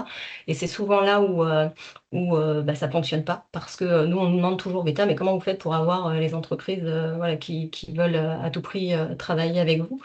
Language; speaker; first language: French; native; French